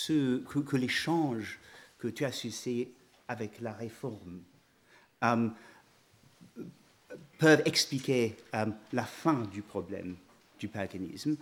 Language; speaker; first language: French; non-native, fluent; English